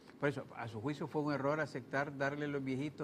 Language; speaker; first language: Spanish; native; Spanish